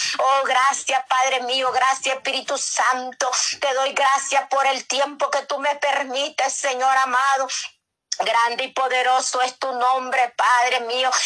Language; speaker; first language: Spanish; native; Spanish